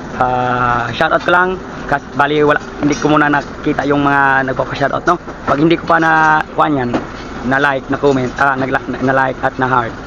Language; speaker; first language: Filipino; non-native, local second language; Cebuano